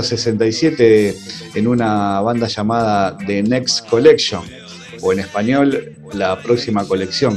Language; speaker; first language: Spanish; native; Spanish